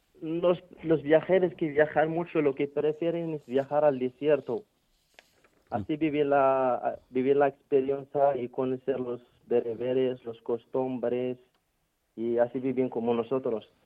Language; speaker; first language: Spanish; non-native, fluent; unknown